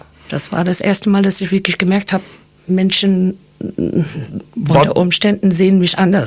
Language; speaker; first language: German; non-native, fluent; English